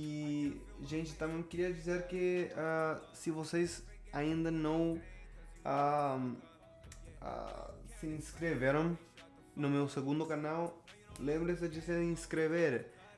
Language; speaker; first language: Portuguese; non-native, learner; Spanish